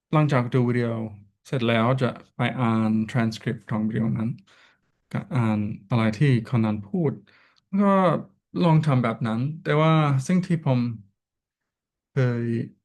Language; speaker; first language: Thai; non-native, learner; English